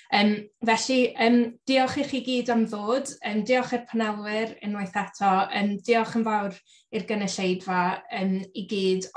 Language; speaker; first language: Welsh; native; Welsh